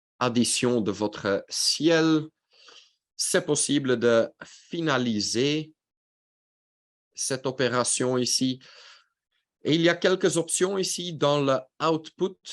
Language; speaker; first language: French; non-native, local second language; Dutch